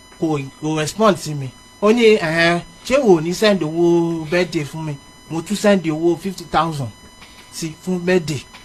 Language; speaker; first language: Yoruba; early bilingual, heritage; Yoruba